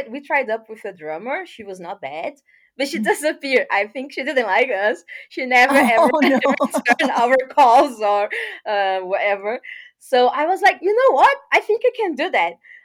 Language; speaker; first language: English; non-native, fluent; Portuguese